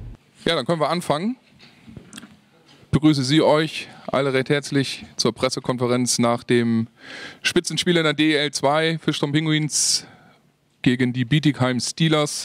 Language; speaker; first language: German; native; German